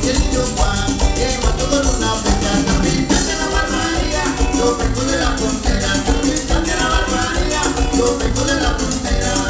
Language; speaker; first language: Spanish; native; Spanish